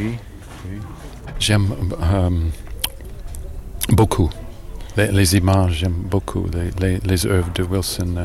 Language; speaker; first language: French; non-native, learner; English